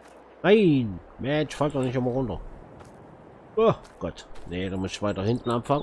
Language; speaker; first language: German; native; German